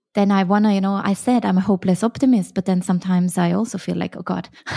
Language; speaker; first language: English; non-native, fluent; German